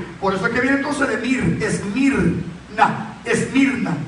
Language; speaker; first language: Spanish; native; Spanish